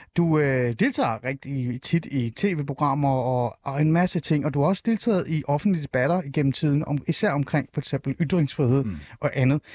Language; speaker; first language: Danish; early bilingual, other home language; Persian